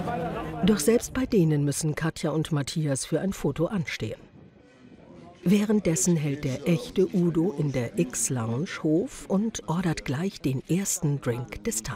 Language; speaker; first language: German; native; German